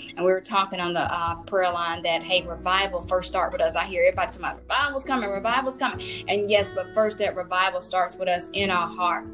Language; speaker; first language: English; native; English